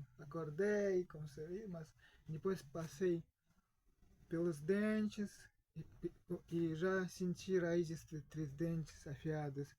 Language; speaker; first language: Portuguese; non-native, fluent; Russian